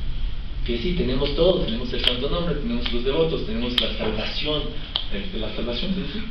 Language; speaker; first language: Spanish; non-native, fluent; French